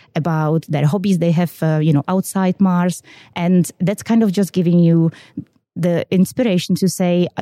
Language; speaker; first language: English; non-native, fluent; Czech